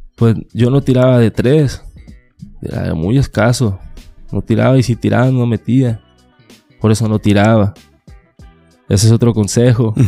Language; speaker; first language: Spanish; native; Spanish